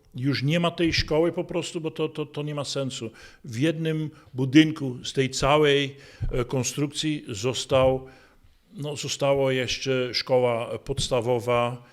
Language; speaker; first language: Polish; non-native, fluent; Dutch